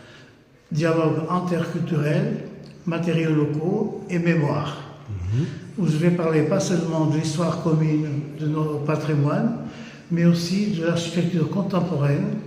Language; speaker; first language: French; non-native, fluent; Portuguese